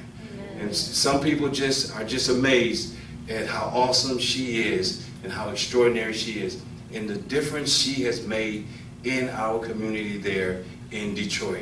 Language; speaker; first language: English; native; English